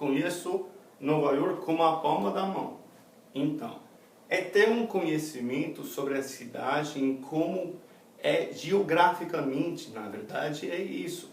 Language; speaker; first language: Portuguese; non-native, fluent; English